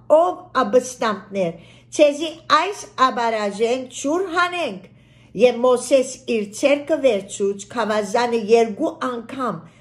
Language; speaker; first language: Armenian; early bilingual, heritage; Armenian